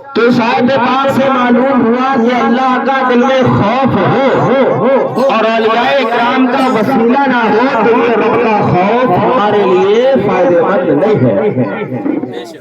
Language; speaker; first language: Urdu; native; Urdu